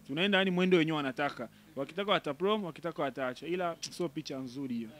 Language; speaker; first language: Swahili; native; Swahili